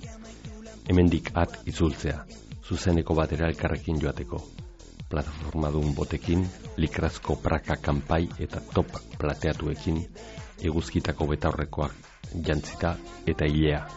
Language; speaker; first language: Basque; native; Basque